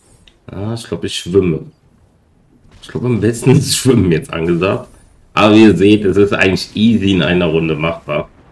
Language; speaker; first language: German; native; German